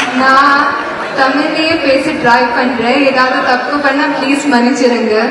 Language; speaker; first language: Tamil; non-native, learner; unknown